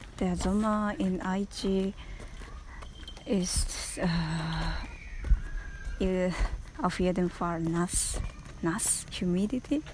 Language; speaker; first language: German; non-native, learner; Japanese